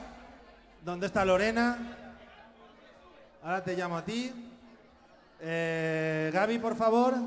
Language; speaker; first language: Spanish; native; Spanish